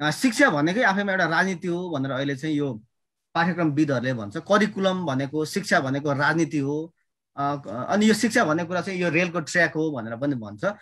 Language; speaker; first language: Nepali; non-native, local second language; Limbu